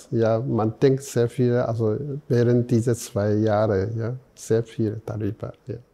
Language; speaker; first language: German; non-native, fluent; Chinese